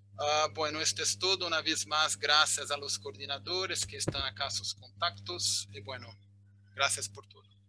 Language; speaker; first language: Spanish; non-native, fluent; Portuguese